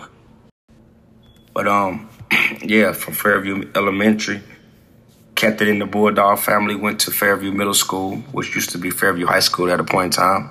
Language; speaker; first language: English; native; English